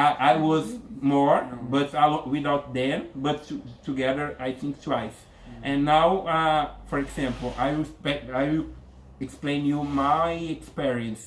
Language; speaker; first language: English; non-native, learner; Portuguese